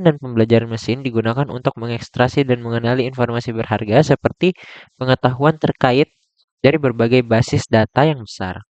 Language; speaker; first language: Indonesian; native; Indonesian